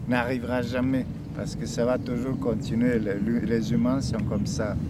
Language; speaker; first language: French; non-native, fluent; Serbian